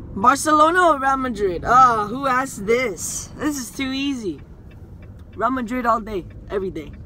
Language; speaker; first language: English; early bilingual, other home language; Spanish